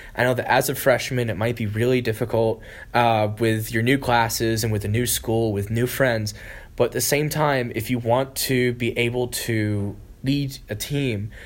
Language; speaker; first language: English; native; English